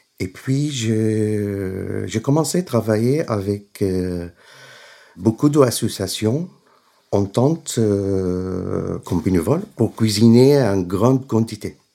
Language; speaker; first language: French; non-native, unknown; Arabic